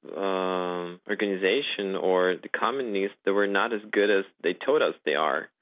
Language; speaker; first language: English; non-native, fluent; Ukrainian